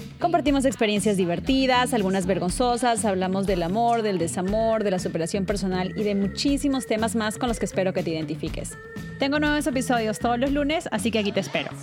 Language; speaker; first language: Spanish; native; Spanish